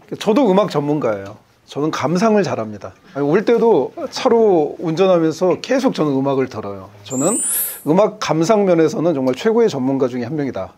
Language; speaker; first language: Korean; native; Korean